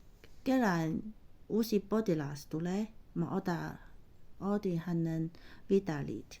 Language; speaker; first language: Finnish; non-native, learner; Chinese